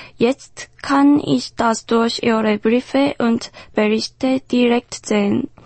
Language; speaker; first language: German; non-native, fluent; Korean